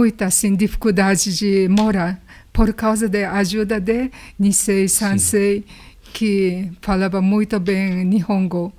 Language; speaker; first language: Portuguese; non-native, learner; Japanese